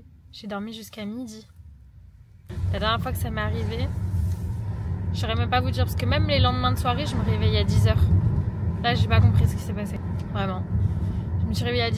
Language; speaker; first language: French; native; French